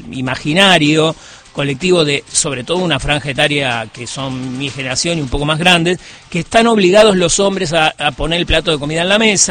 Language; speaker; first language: Spanish; native; Spanish